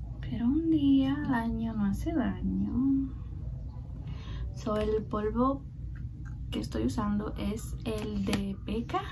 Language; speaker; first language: Spanish; early bilingual, heritage; Spanish